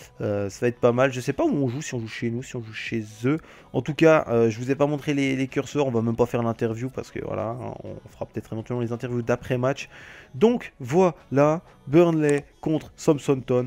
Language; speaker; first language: French; native; French